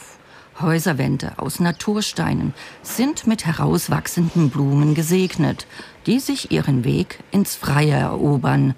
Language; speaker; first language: German; native; German